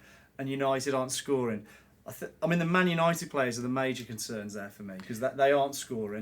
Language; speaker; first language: English; native; English